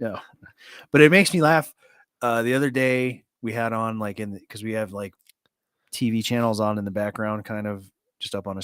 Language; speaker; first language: English; native; English